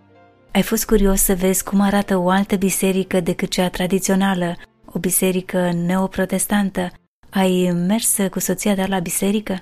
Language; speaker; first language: Romanian; native; Romanian